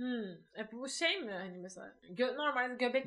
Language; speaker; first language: Turkish; native; Turkish